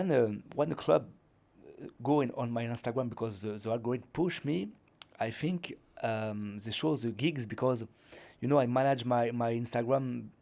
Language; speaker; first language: English; non-native, learner; French